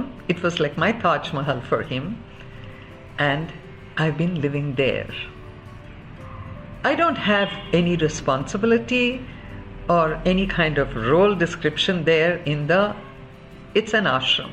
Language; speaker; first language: English; non-native, local second language; Kannada